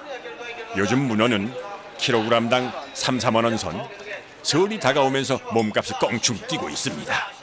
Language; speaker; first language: Korean; native; Korean